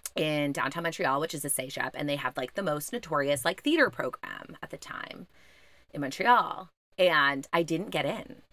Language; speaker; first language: English; native; English